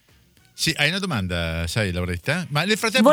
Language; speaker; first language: Italian; native; Italian